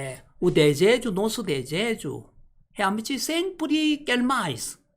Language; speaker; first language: Portuguese; non-native, learner; Korean